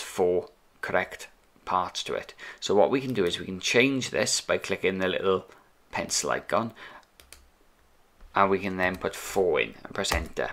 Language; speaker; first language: English; native; English